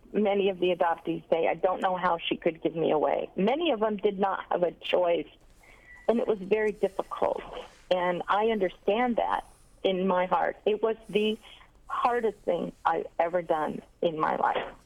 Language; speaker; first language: English; native; English